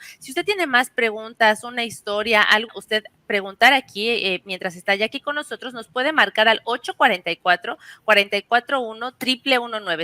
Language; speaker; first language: Spanish; native; Spanish